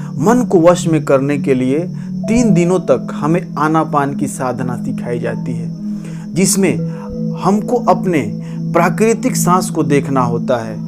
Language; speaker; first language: Hindi; native; Hindi